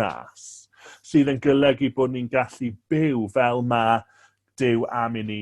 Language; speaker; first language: Welsh; native; Welsh